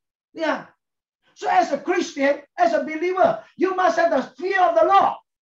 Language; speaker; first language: English; non-native, local second language; Chinese